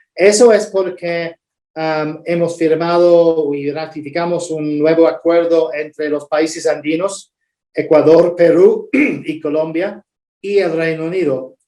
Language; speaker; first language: Spanish; non-native, fluent; English